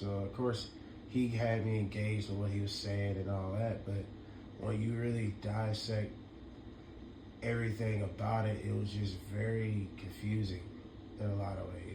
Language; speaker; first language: English; native; English